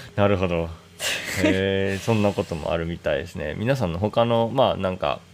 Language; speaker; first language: Japanese; non-native, fluent; German